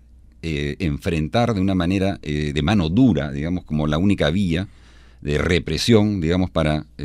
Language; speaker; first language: Spanish; native; Spanish